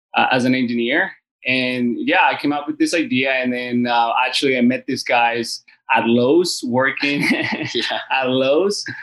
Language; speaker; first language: English; early bilingual, other home language; Spanish